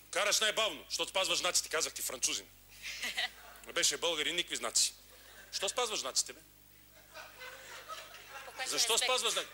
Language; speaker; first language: Bulgarian; native; Bulgarian